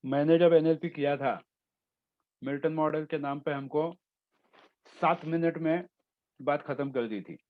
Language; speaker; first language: Hindi; non-native, local second language; Marathi